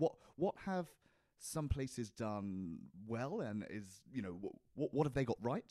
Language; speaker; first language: English; native; English